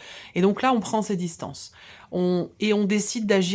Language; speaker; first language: French; native; French